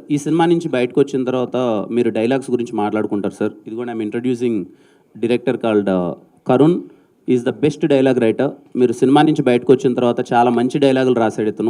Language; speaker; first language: Telugu; native; Telugu